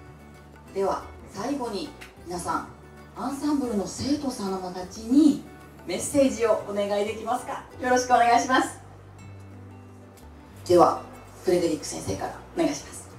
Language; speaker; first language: Japanese; native; Japanese